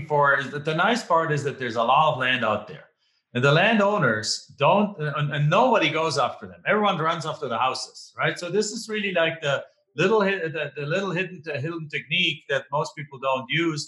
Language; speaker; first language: English; non-native, fluent; German